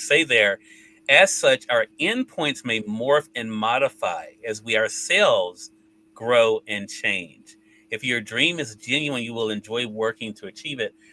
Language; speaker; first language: English; native; English